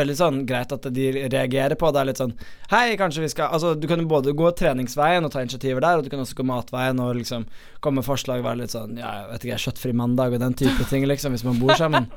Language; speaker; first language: Norwegian; native; Norwegian